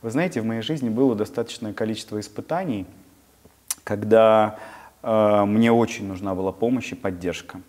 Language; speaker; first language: Russian; native; Russian